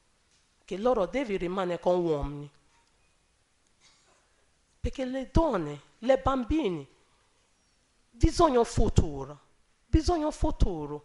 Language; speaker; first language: Italian; non-native, learner; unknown